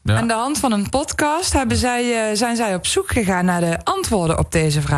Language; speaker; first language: Dutch; native; Dutch